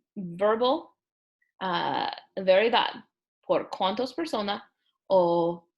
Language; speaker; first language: Spanish; non-native, learner; English